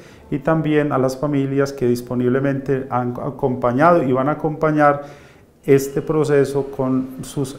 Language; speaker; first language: Spanish; native; Spanish